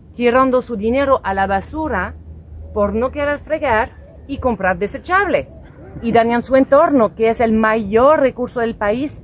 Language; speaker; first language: Spanish; non-native, fluent; French